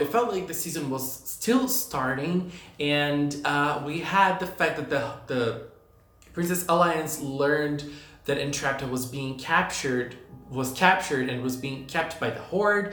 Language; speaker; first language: English; non-native, fluent; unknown